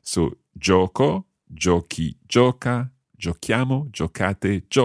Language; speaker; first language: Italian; non-native, fluent; English